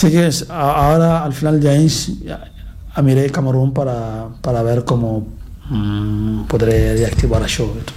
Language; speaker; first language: Catalan; non-native, fluent; Fula